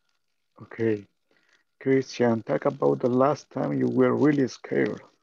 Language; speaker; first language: English; non-native, learner; Spanish